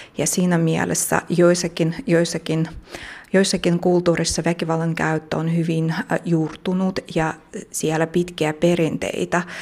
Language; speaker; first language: Finnish; non-native, fluent; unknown